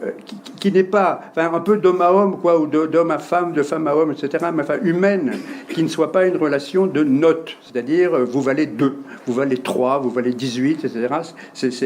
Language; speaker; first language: French; native; French